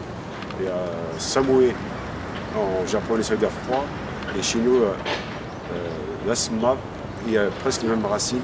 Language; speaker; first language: French; non-native, local second language; Kabyle